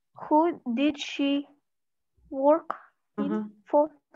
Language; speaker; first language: English; non-native, learner; Russian